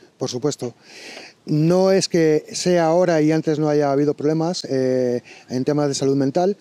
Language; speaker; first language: Spanish; native; Spanish